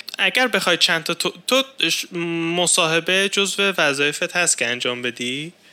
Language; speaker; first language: Persian; native; Persian